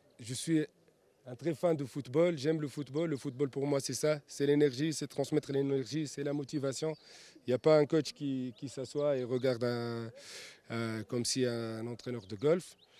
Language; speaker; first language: French; non-native, local second language; Arabic